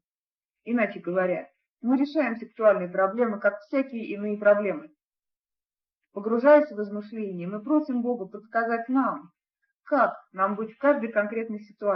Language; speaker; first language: Russian; native; Russian